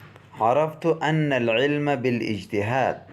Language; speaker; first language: Arabic; non-native, fluent; Urdu